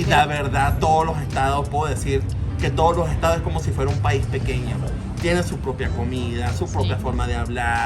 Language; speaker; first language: Spanish; native; Spanish